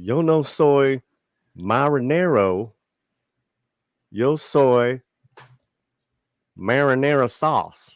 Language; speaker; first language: Spanish; early bilingual, heritage; Spanish